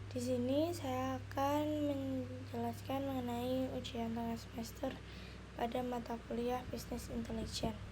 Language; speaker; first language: Indonesian; native; Indonesian